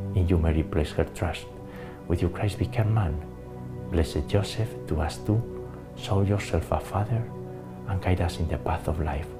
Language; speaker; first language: English; non-native, fluent; Spanish